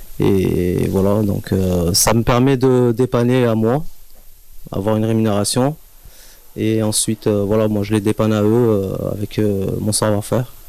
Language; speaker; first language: French; native; French